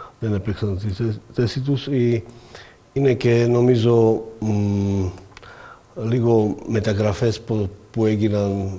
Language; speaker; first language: Greek; non-native, fluent; Slovak